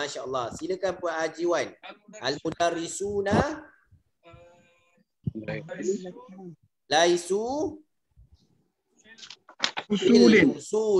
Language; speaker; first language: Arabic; non-native, fluent; Malay